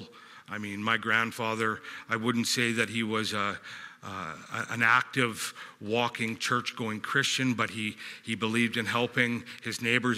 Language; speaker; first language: English; native; English